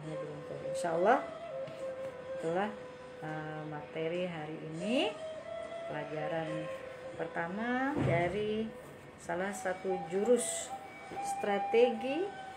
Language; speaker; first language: Indonesian; native; Indonesian